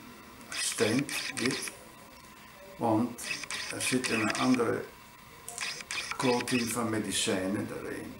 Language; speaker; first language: Dutch; non-native, fluent; Italian